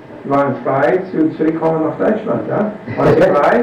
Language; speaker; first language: German; non-native, fluent; English